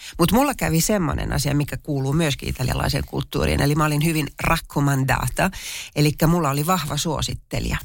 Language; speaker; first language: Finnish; native; Finnish